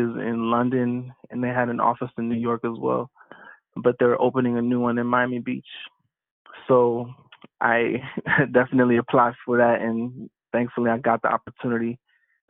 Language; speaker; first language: English; native; English